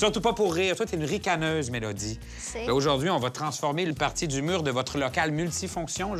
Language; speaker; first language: French; native; French